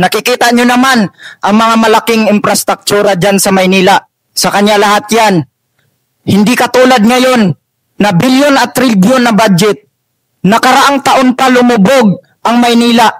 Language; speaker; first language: Filipino; native; Filipino